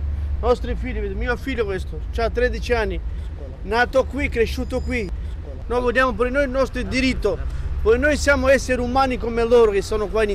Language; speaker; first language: Italian; non-native, fluent; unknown